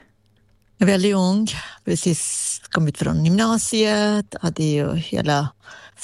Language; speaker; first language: Swedish; non-native, fluent; Persian